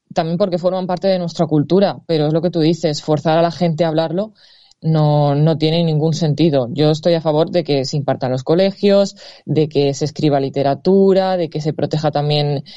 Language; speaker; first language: Spanish; native; Spanish